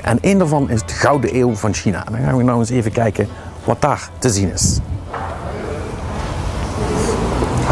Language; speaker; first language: Dutch; native; Dutch